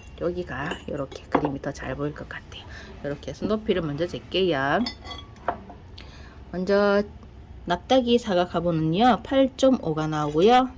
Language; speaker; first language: Korean; native; Korean